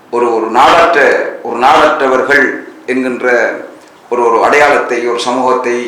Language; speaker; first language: Tamil; native; Tamil